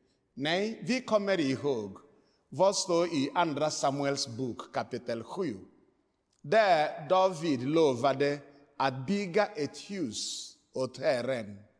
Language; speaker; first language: Swedish; non-native, fluent; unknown